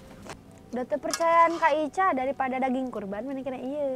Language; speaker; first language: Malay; non-native, local second language; Sundanese